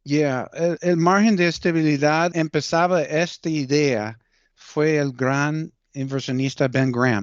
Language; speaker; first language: Spanish; early bilingual, heritage; Spanish